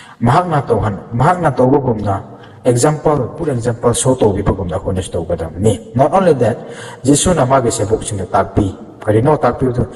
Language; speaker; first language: Manipuri; non-native, local second language; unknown